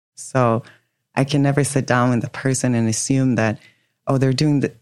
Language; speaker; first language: English; non-native, fluent; Swedish